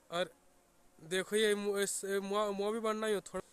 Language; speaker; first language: Hindi; native; Hindi